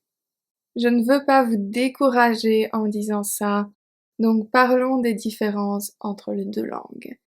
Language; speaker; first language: French; native; French